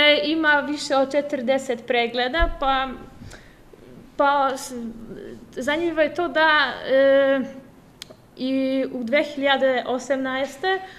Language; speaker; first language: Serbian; non-native, fluent; Polish